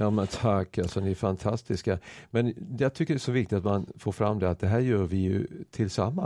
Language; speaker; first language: Swedish; native; Swedish